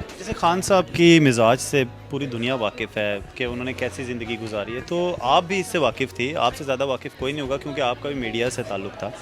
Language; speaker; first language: Urdu; native; Urdu